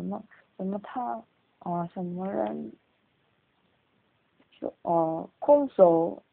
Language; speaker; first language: Chinese; non-native, learner; Korean